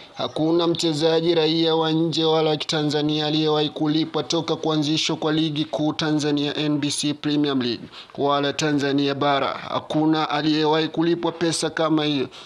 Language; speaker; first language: Swahili; native; Swahili